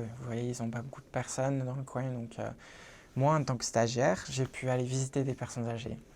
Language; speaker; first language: French; non-native, fluent; English